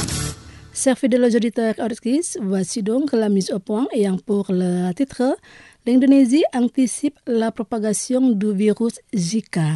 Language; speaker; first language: French; non-native, fluent; Indonesian